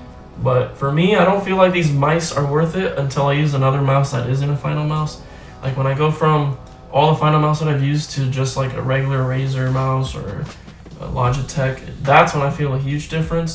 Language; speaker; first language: English; native; English